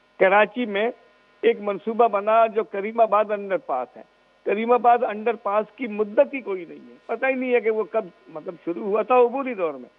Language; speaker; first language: Urdu; non-native, local second language; Sindhi